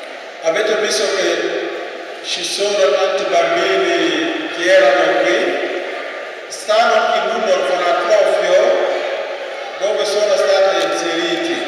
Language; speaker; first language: Italian; non-native, fluent; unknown